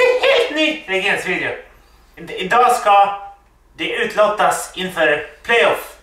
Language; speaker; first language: Swedish; native; Swedish